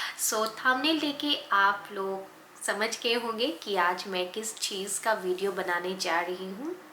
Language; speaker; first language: Hindi; non-native, local second language; Assamese